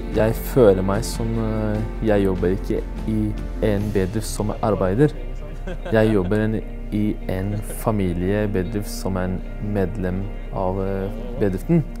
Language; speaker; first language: Norwegian; non-native, fluent; Turkish